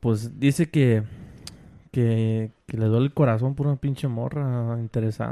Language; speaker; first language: Spanish; early bilingual, other home language; English